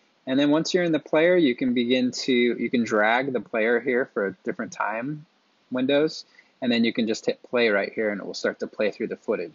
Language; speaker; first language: English; native; English